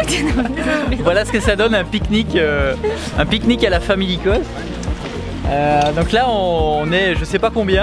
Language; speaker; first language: French; native; French